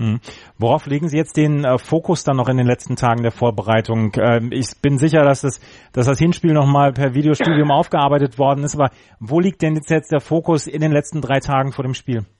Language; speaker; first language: German; native; German